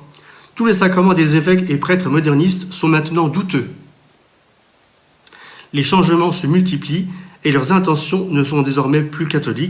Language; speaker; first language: French; native; French